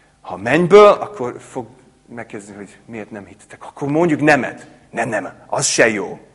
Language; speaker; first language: Hungarian; non-native, fluent; English